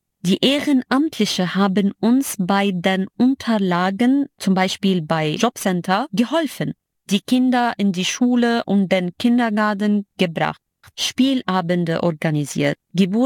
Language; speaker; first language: German; non-native, fluent; Arabic